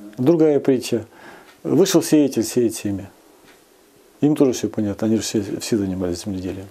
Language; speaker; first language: Russian; native; Russian